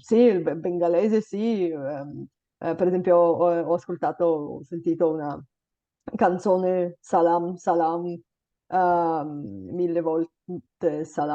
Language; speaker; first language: Italian; non-native, fluent; Bulgarian